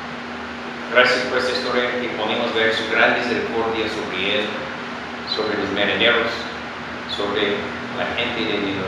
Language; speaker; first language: Spanish; non-native, fluent; English